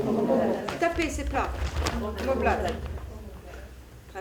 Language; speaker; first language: French; native; French